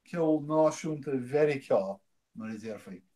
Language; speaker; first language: Irish; non-native, learner; English